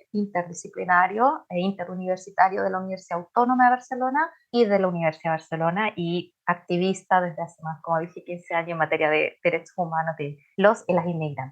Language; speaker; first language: Spanish; native; Spanish